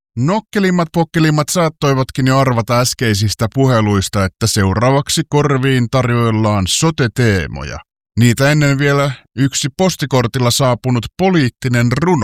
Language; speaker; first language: Finnish; native; Finnish